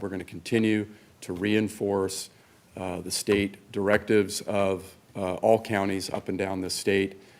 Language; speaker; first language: English; native; English